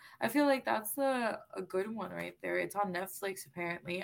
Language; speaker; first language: English; non-native, local second language; Spanish